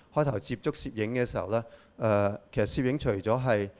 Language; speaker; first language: Cantonese; native; Cantonese